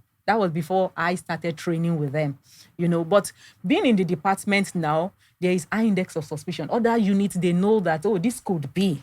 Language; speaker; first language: English; non-native, local second language; Yoruba